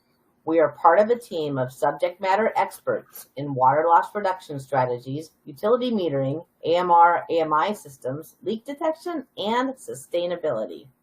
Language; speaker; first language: English; native; English